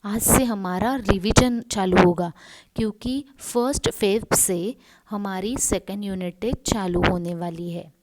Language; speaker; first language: Hindi; non-native, local second language; Marathi